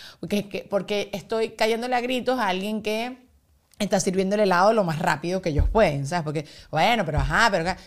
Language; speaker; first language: Spanish; native; Spanish